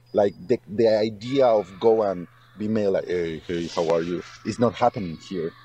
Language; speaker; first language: English; non-native, learner; Spanish